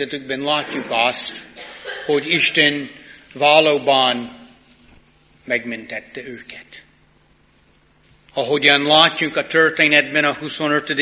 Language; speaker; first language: Hungarian; non-native, learner; English